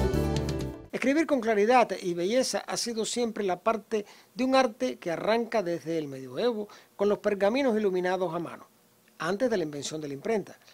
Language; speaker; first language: Spanish; native; Spanish